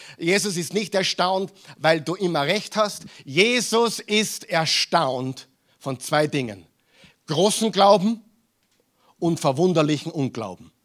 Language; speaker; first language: German; non-native, fluent; English